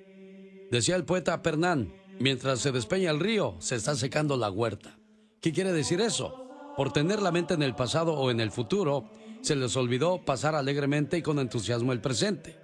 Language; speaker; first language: Spanish; native; Spanish